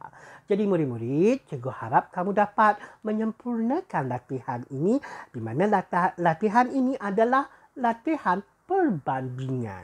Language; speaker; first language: Malay; native; Malay